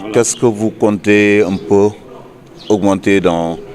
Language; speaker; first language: French; non-native, local second language; Wolof